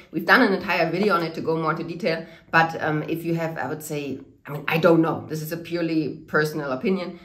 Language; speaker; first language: English; non-native, fluent; German